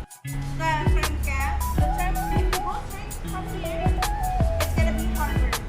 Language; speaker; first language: English; non-native, learner; Indonesian